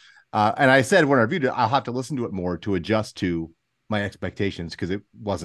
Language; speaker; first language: English; native; English